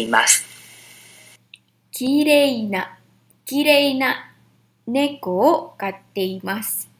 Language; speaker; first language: Japanese; non-native, fluent; Indonesian